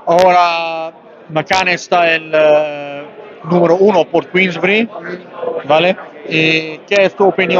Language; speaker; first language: Spanish; non-native, learner; English